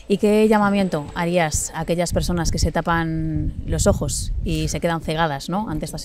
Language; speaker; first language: Spanish; native; Spanish